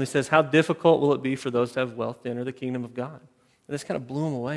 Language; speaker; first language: English; native; English